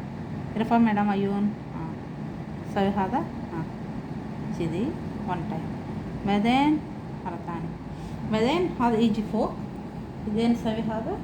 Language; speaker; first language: Arabic; non-native, learner; Telugu